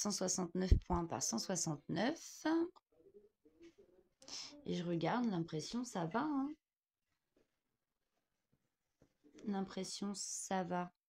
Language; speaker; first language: French; native; French